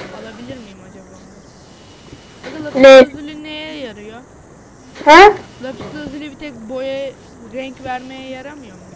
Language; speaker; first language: Turkish; native; Turkish